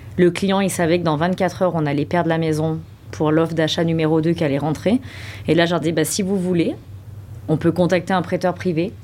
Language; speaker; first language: French; native; French